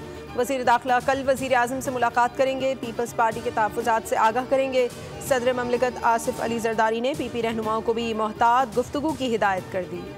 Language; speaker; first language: Urdu; native; Urdu